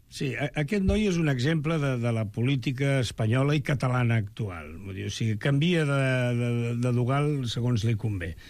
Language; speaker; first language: Catalan; non-native, local second language; Spanish